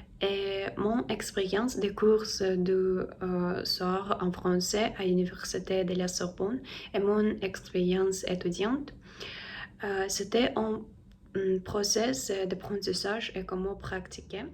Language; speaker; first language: French; non-native, learner; Russian